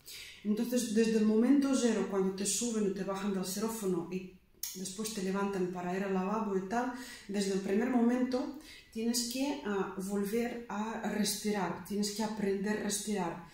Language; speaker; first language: Spanish; non-native, fluent; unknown